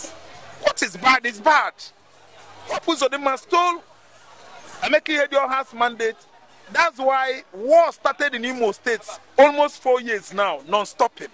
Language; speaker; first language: English; non-native, local second language; Igbo